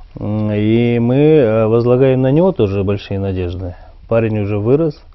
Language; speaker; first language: Russian; non-native, local second language; Kyrgyz